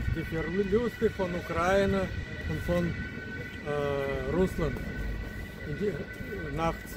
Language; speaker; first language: German; non-native, fluent; Russian